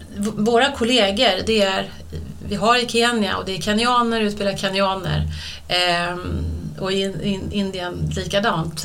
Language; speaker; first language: Swedish; native; Swedish